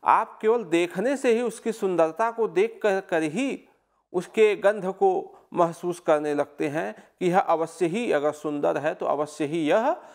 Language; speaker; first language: Hindi; native; Hindi